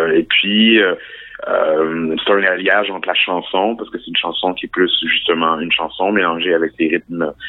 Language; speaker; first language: French; native; French